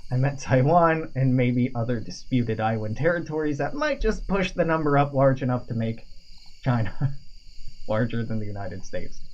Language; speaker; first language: English; native; English